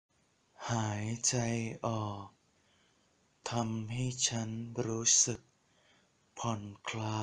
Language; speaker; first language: Thai; native; Thai